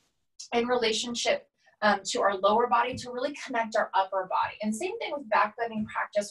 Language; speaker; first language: English; native; English